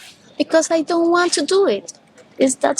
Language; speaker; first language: English; non-native, learner; Spanish